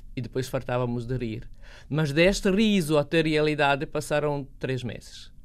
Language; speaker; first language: Portuguese; non-native, fluent; Serbian